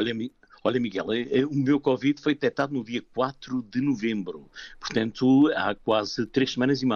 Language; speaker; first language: Portuguese; native; Portuguese